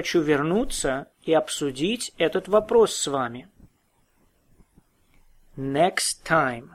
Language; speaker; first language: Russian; non-native, fluent; English